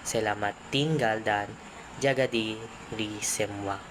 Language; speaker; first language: Indonesian; non-native, learner; Filipino